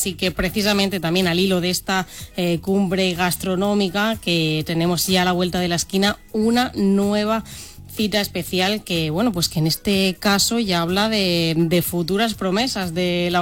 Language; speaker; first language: Spanish; native; Spanish